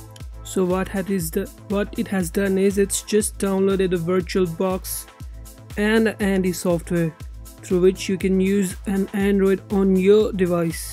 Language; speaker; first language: English; non-native, local second language; Nepali